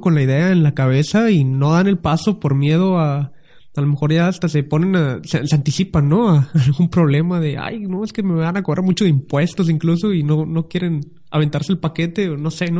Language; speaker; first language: Spanish; native; Spanish